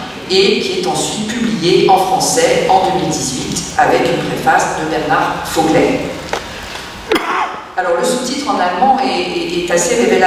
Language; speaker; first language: French; native; French